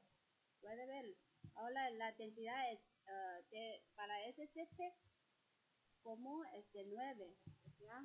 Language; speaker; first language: Spanish; non-native, fluent; Chinese